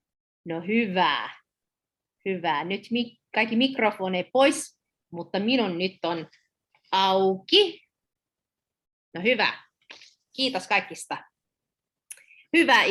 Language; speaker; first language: Finnish; non-native, learner; English